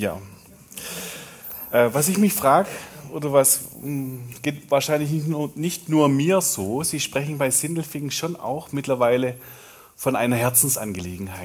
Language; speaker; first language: German; native; German